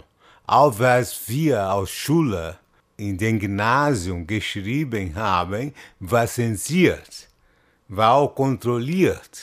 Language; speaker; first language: German; non-native, fluent; Portuguese